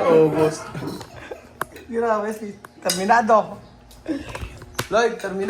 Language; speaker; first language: Spanish; non-native, learner; Filipino